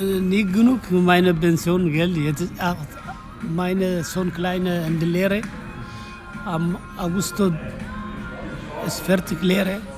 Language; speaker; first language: German; non-native, learner; Tigrinya